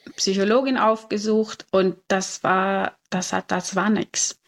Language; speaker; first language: German; native; German